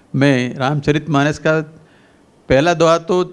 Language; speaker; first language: Hindi; native; Hindi